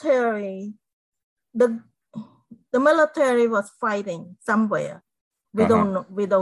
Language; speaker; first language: English; non-native, fluent; Khmer